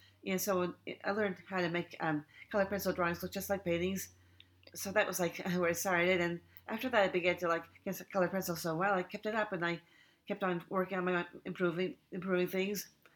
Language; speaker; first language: English; native; English